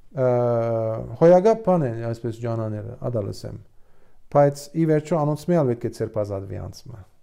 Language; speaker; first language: Armenian; early bilingual, heritage; Armenian